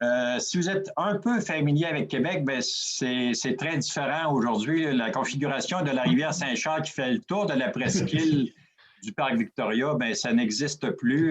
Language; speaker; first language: French; native; French